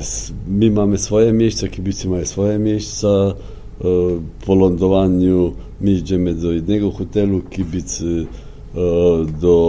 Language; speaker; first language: Polish; non-native, fluent; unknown